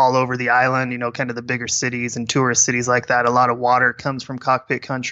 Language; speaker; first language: English; native; English